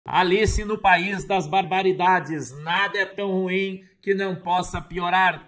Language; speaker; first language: Portuguese; native; Portuguese